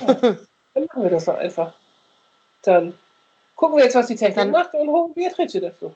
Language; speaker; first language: German; native; German